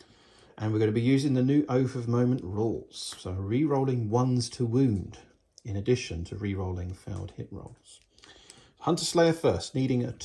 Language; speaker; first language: English; native; English